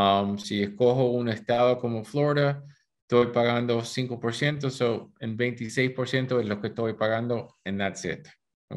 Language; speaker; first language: Spanish; early bilingual, heritage; Spanish